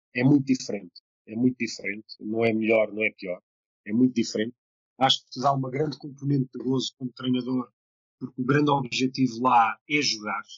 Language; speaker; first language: Portuguese; native; Portuguese